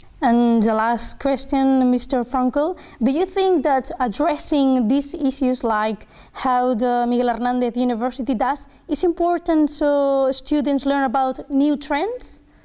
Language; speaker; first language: English; non-native, fluent; Spanish